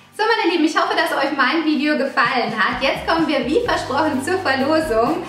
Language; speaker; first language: German; early bilingual, other home language; Italian